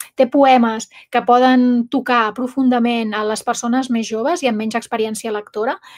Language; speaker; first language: Catalan; non-native, local second language; Spanish